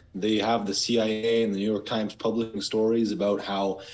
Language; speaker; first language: English; early bilingual, other home language; Persian